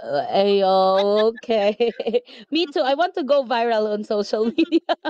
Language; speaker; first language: English; non-native, local second language; Filipino